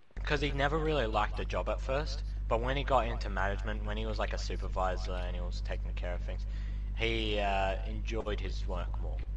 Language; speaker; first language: English; native; English